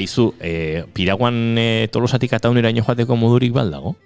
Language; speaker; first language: Basque; native; Basque